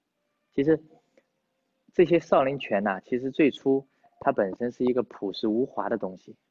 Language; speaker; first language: Chinese; native; Chinese